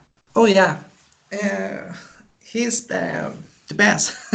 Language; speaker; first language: English; non-native, learner; Spanish